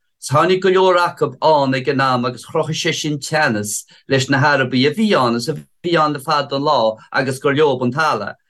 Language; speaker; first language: Irish; native; Irish